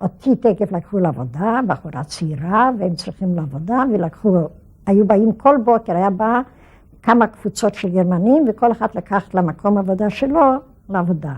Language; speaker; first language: Hebrew; non-native, fluent; Polish